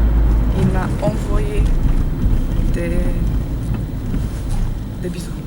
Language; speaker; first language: French; non-native, fluent; Slovenian